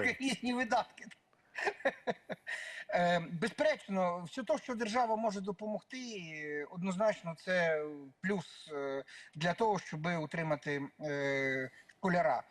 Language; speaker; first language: Ukrainian; native; Ukrainian